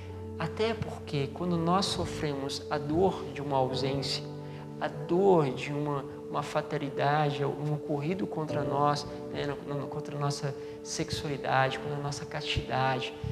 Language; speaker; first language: Portuguese; native; Portuguese